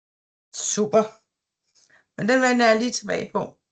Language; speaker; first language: Danish; native; Danish